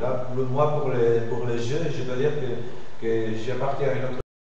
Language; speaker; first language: French; non-native, fluent; Spanish